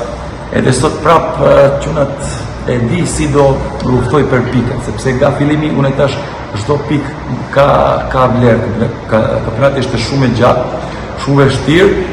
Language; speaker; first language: Albanian; non-native, learner; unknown